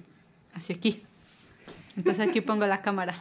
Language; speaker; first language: Spanish; native; Spanish